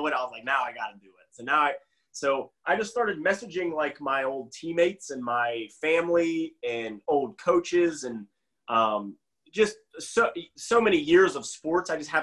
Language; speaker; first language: English; native; English